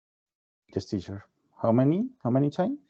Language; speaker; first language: English; non-native, learner; Spanish